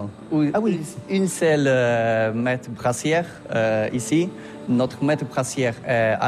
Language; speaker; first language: French; non-native, learner; Polish